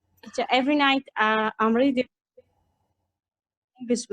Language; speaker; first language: English; non-native, learner; Central Kurdish